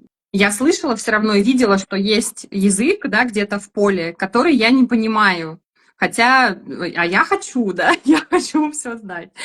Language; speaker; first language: Russian; native; Russian